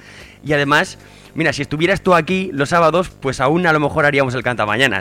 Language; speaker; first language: Spanish; native; Spanish